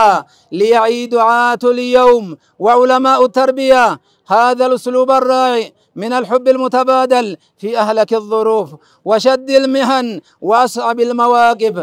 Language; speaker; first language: Arabic; non-native, fluent; Oromo